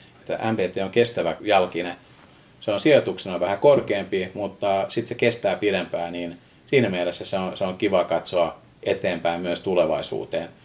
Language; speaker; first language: Finnish; non-native, fluent; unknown